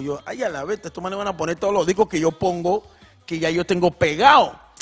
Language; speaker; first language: Spanish; non-native, local second language; English